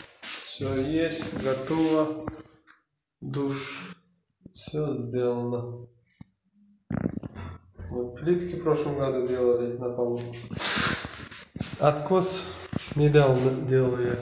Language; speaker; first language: Russian; non-native, learner; Uzbek